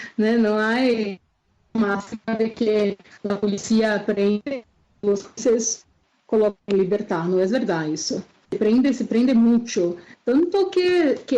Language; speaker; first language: Spanish; non-native, fluent; Portuguese